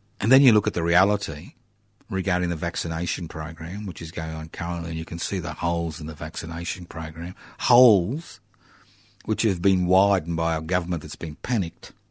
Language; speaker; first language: English; early bilingual, other home language; Italian